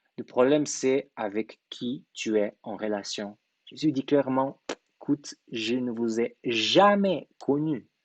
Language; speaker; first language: French; non-native, fluent; Portuguese